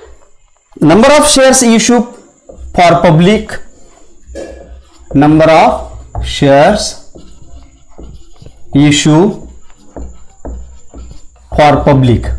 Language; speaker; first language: English; non-native, local second language; Marathi